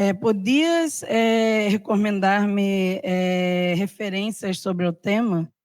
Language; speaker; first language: Portuguese; non-native, learner; Spanish